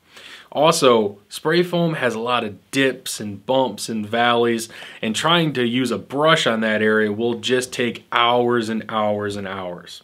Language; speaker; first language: English; native; English